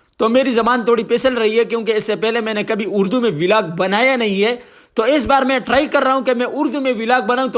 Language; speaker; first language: Urdu; non-native, local second language; Pashto